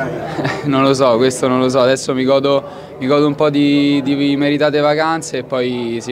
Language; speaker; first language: Italian; native; Italian